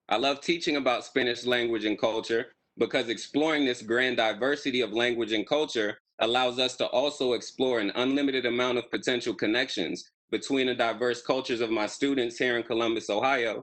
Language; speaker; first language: English; native; English